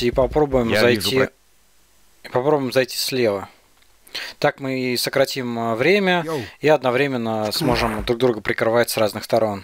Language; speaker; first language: Russian; native; Russian